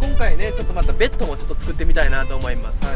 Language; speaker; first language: Japanese; native; Japanese